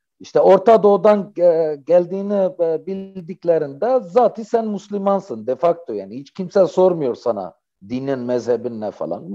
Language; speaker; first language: Turkish; non-native, fluent; Arabic